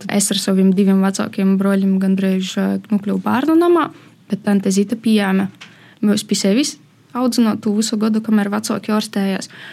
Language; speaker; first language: Latvian; native; Latvian